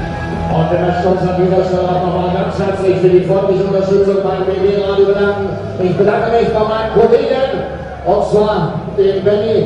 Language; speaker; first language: German; native; German